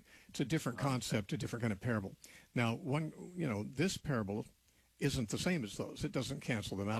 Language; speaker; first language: English; native; English